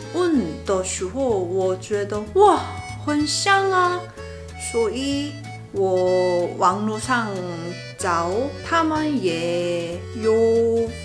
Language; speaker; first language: Chinese; non-native, learner; Korean